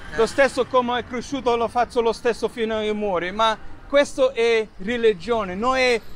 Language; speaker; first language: Italian; non-native, fluent; English